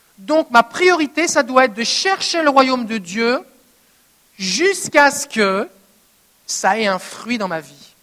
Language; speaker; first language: French; native; French